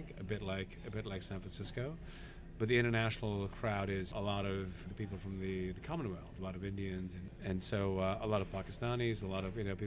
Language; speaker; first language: English; non-native, local second language; Hindi